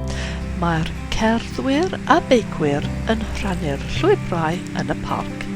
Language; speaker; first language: Welsh; non-native, fluent; English